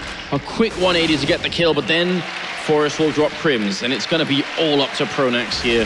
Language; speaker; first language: English; non-native, fluent; Swedish